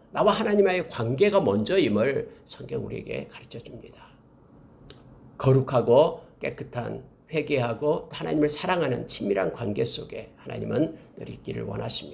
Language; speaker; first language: Korean; native; Korean